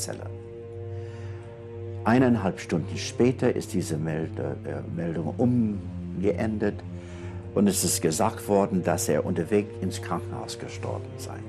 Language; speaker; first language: German; non-native, fluent; English